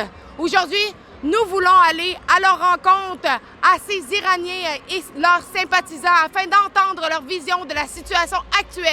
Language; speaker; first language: French; native; French